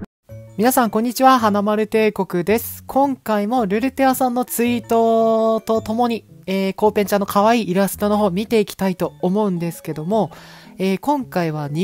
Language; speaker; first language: Japanese; native; Japanese